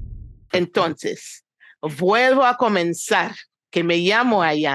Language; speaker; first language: Spanish; non-native, fluent; English